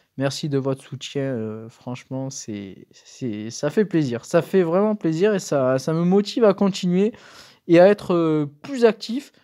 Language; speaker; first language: French; native; French